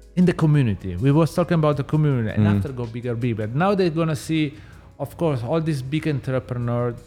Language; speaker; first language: English; non-native, learner; Italian